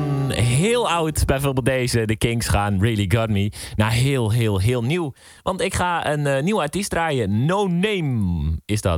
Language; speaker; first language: Dutch; native; Dutch